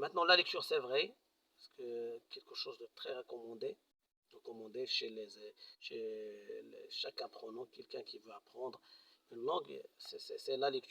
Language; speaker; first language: French; non-native, local second language; Arabic